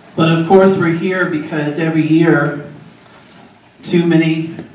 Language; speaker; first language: English; native; English